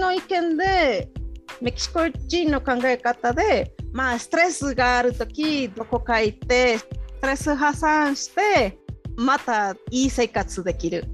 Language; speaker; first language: Japanese; non-native, fluent; Spanish